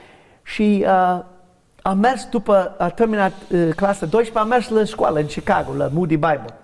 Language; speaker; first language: Romanian; non-native, learner; English